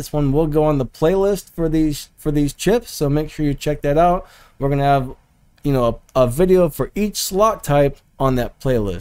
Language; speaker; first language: English; native; English